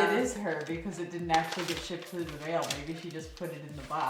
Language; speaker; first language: English; native; English